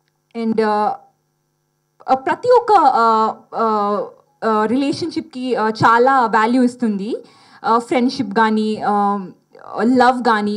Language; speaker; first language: Telugu; non-native, learner; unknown